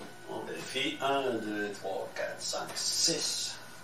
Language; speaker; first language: French; native; French